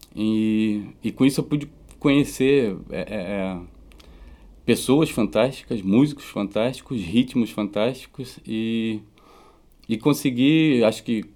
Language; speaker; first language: Portuguese; native; Portuguese